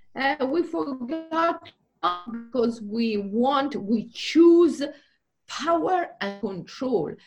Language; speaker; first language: English; non-native, fluent; Italian